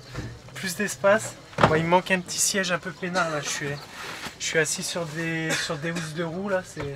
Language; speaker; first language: French; native; French